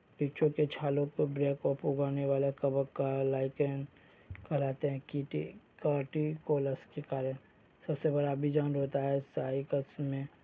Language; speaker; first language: Hindi; native; Hindi